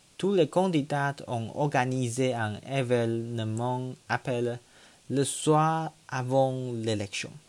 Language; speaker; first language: French; non-native, learner; Chinese